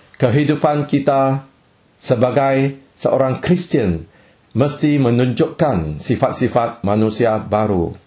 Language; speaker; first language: Malay; non-native, local second language; Chinese